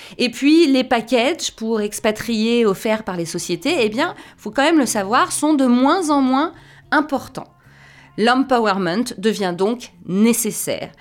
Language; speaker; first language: French; native; French